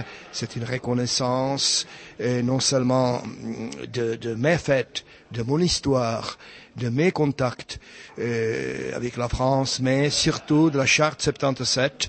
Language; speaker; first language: French; non-native, fluent; Czech